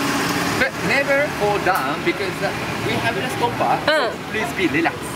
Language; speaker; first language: English; non-native, learner; Japanese